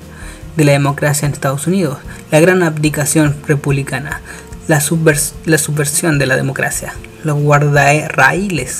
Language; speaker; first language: Spanish; native; Spanish